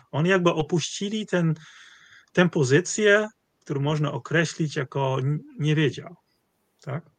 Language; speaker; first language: Polish; non-native, fluent; Dutch